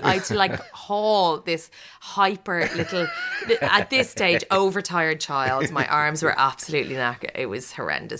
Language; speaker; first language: English; native; English